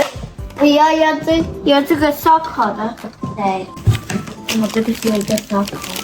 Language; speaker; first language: Chinese; early bilingual, heritage; Chinese